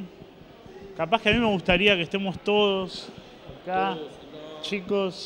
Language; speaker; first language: Spanish; native; Spanish